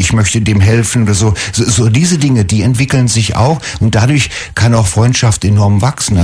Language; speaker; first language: German; native; German